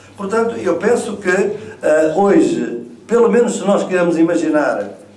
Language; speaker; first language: Portuguese; native; Portuguese